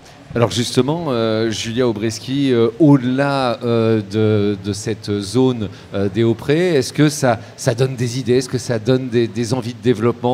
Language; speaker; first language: French; native; French